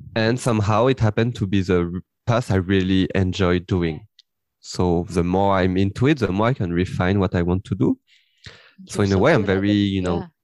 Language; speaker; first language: English; early bilingual, heritage; French